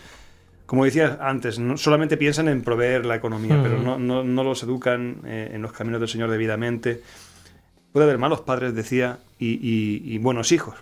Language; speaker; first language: Spanish; native; Spanish